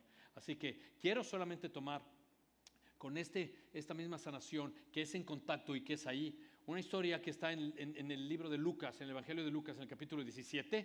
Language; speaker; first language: Spanish; native; Spanish